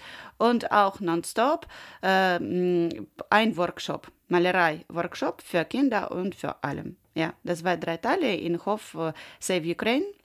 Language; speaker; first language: German; non-native, learner; Ukrainian